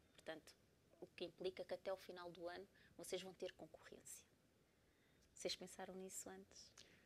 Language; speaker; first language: Portuguese; native; Portuguese